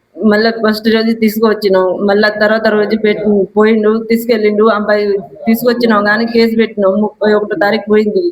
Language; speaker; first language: Telugu; non-native, local second language; Lambadi